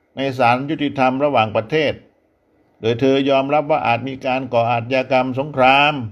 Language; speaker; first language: Thai; native; Thai